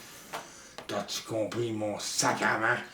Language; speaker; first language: French; native; French